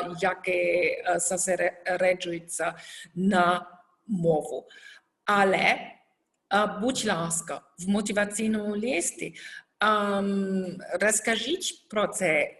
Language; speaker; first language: Ukrainian; non-native, learner; German